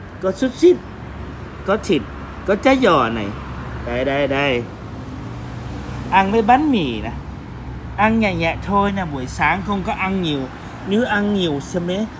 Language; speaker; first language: Vietnamese; early bilingual, heritage; Vietnamese